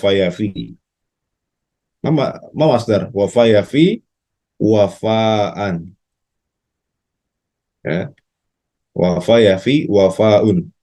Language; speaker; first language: Arabic; non-native, fluent; Indonesian